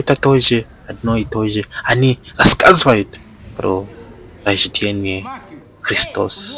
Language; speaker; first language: Russian; non-native, learner; Bemba